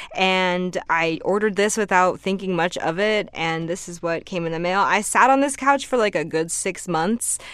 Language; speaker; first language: English; native; English